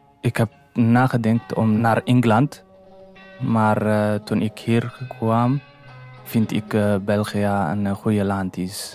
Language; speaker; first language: Dutch; non-native, learner; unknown